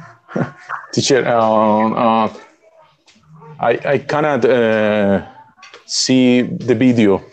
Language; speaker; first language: English; non-native, learner; Spanish